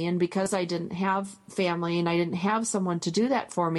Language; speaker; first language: English; native; English